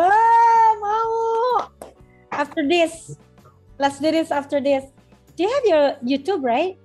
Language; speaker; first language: English; non-native, local second language; Indonesian